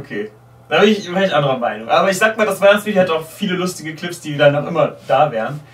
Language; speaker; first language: German; native; German